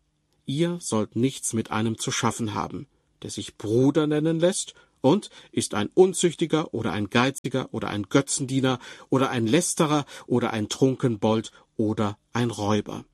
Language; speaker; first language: German; native; German